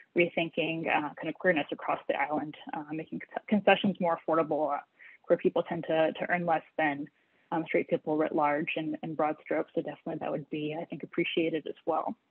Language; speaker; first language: English; native; English